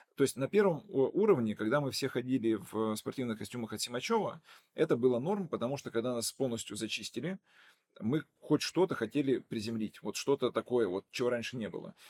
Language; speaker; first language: Russian; non-native, local second language; Udmurt